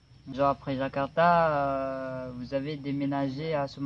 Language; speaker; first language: French; non-native, learner; Indonesian